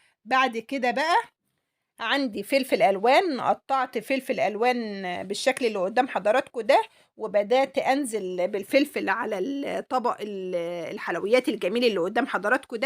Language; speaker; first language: Arabic; native; Arabic